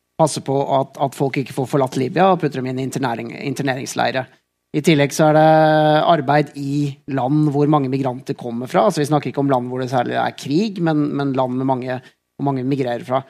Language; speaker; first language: Norwegian; native; Norwegian